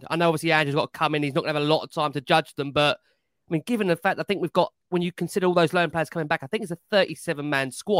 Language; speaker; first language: English; native; English